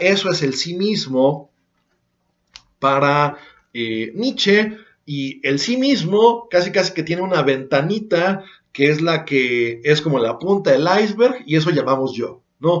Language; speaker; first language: Spanish; native; Spanish